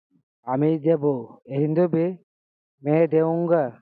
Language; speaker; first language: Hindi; non-native, learner; Bangla